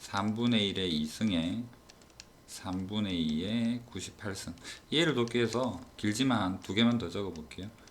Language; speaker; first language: Korean; native; Korean